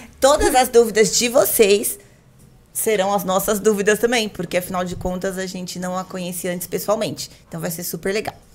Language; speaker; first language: Portuguese; native; Portuguese